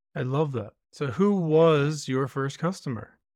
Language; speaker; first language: English; native; English